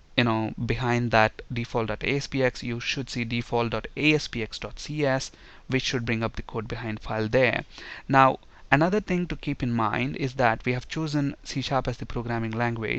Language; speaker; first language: English; non-native, local second language; Telugu